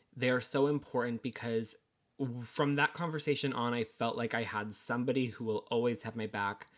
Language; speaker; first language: English; native; English